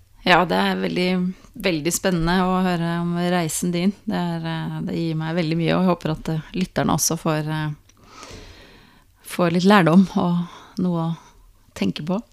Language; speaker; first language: Norwegian; native; Norwegian